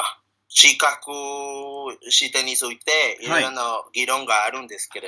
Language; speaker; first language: Japanese; non-native, learner; Spanish